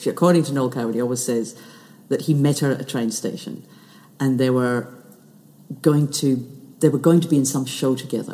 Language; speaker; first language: English; native; English